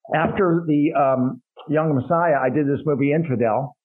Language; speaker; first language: English; native; English